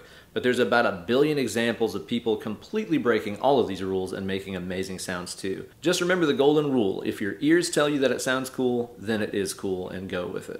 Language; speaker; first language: English; native; English